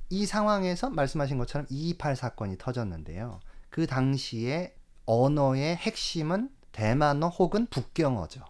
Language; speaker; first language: Korean; native; Korean